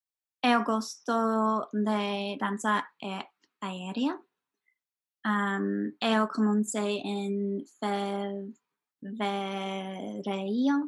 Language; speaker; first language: Portuguese; non-native, learner; English